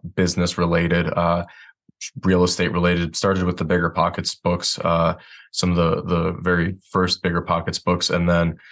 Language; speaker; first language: English; native; English